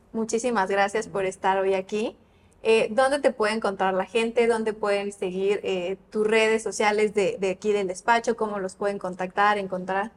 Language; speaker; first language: Spanish; native; Spanish